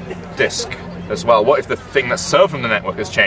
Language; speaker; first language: English; native; English